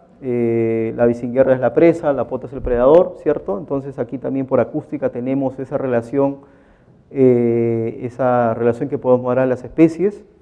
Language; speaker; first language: Spanish; native; Spanish